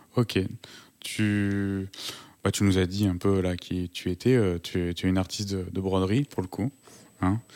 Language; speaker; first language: French; native; French